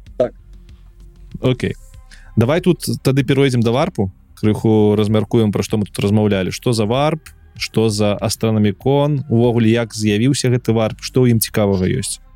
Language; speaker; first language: Belarusian; non-native, local second language; Russian